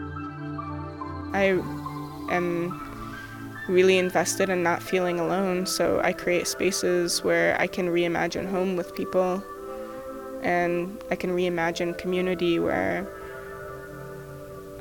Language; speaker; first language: English; early bilingual, other home language; Arabic